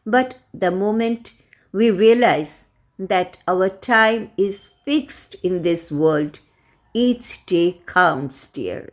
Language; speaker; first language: English; non-native, local second language; Bangla